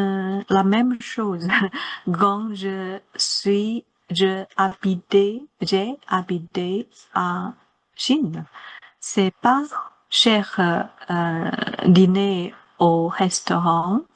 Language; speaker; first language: French; non-native, learner; Chinese